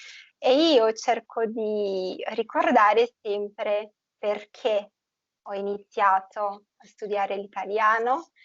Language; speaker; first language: Italian; non-native, fluent; Portuguese